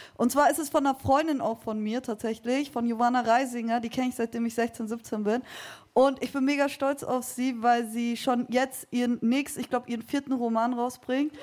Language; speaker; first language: German; early bilingual, other home language; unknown